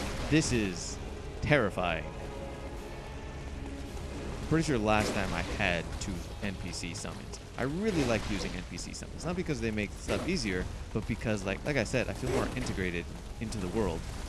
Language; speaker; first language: English; native; English